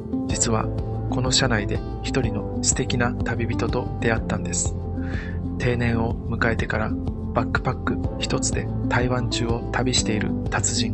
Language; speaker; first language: Japanese; native; Japanese